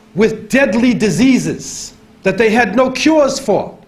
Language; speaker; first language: English; native; English